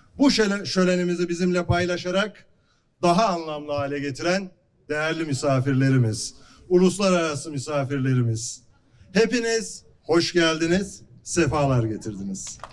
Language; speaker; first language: Turkish; native; Turkish